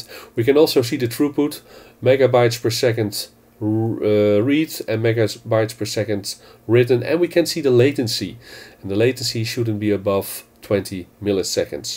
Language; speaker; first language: English; non-native, fluent; Dutch